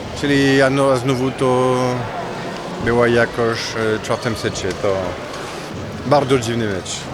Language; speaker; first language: Polish; non-native, fluent; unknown